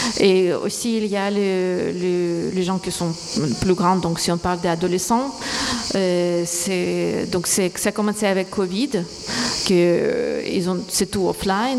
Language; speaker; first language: French; non-native, fluent; Ukrainian